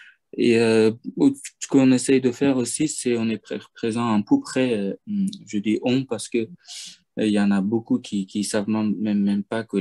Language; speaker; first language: French; non-native, fluent; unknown